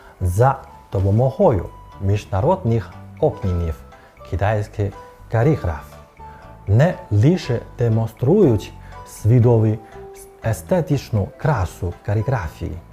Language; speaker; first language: Ukrainian; non-native, fluent; Chinese